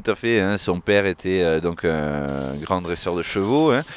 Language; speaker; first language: French; native; French